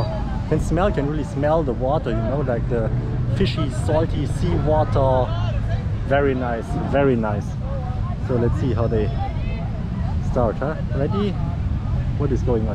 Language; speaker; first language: English; non-native, fluent; German